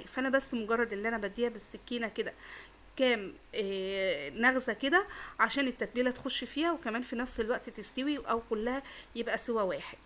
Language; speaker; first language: Arabic; native; Arabic